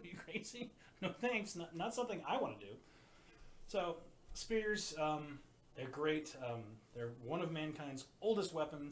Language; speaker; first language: English; native; English